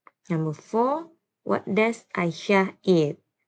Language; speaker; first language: English; non-native, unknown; Indonesian